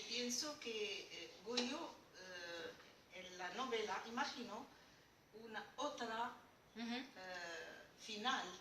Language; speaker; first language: Spanish; non-native, learner; Arabic